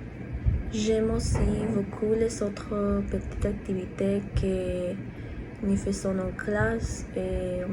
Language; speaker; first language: French; non-native, learner; Spanish